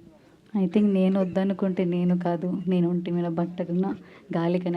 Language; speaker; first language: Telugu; non-native, learner; Malayalam